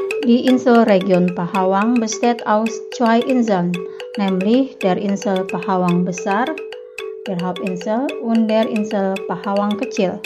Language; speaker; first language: German; non-native, fluent; Indonesian